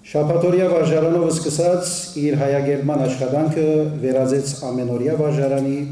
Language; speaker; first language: Armenian; early bilingual, heritage; Armenian